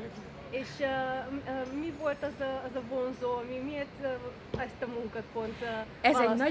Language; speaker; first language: Hungarian; non-native, learner; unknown